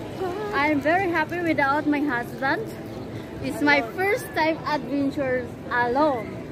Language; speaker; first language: English; non-native, learner; Filipino